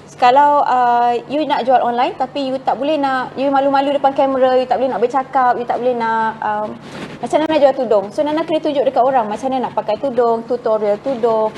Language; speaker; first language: Malay; non-native, local second language; Chinese